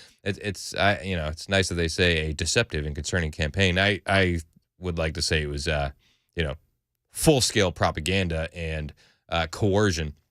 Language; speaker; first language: English; native; English